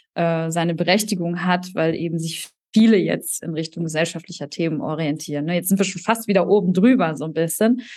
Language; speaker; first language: German; native; German